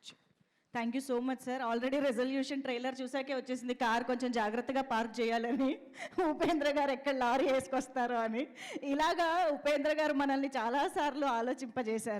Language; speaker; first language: Telugu; native; Telugu